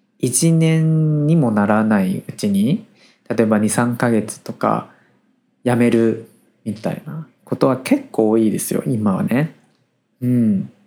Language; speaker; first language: Japanese; native; Japanese